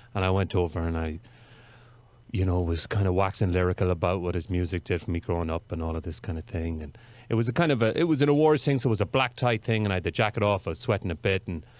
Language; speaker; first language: English; native; English